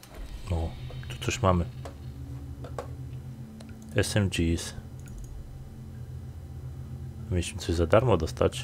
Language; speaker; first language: Polish; native; Polish